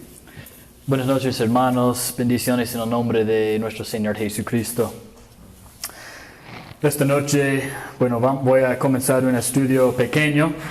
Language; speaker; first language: Spanish; non-native, fluent; English